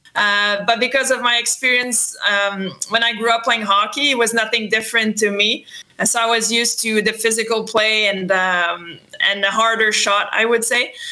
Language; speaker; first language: English; non-native, fluent; French